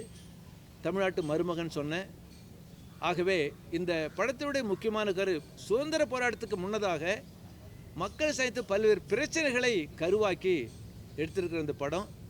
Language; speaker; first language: Tamil; native; Tamil